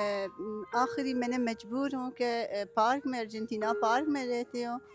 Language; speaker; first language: Hindi; non-native, learner; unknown